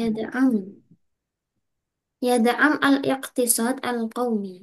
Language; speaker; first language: Arabic; non-native, fluent; Indonesian